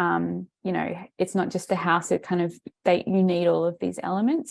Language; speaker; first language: English; native; English